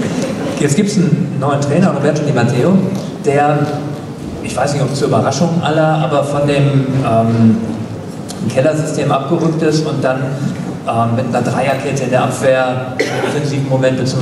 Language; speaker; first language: German; native; German